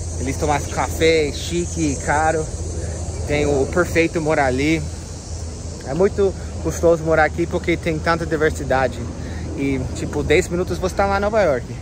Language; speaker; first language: Portuguese; non-native, fluent; English